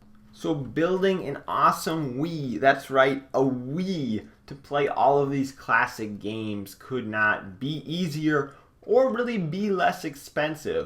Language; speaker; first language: English; native; English